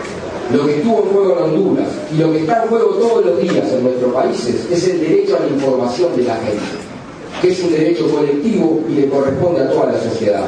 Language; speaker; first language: Spanish; native; Spanish